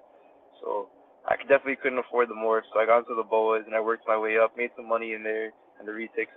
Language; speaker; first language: English; native; English